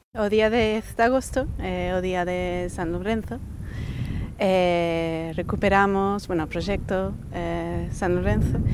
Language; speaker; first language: Galician; non-native, fluent; English